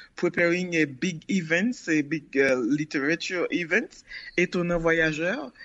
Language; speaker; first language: English; non-native, learner; Haitian Creole